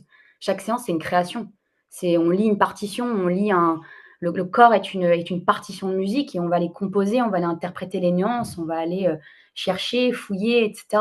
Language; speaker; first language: French; native; French